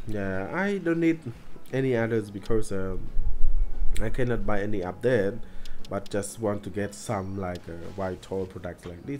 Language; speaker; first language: English; non-native, learner; Khmer